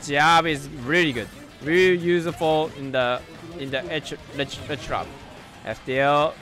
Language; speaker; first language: English; non-native, learner; Chinese